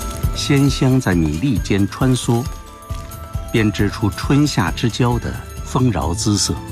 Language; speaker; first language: Chinese; native; Chinese